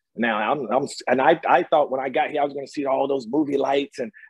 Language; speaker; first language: English; native; English